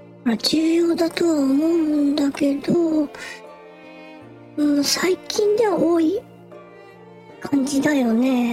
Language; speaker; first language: Japanese; native; Japanese